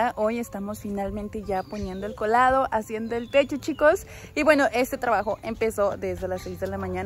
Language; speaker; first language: Spanish; native; Spanish